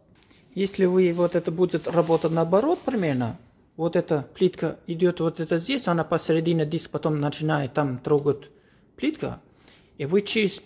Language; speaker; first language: Russian; non-native, learner; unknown